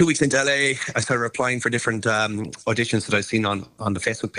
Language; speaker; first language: English; native; English